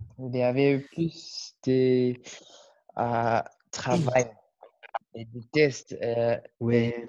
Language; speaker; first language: French; non-native, learner; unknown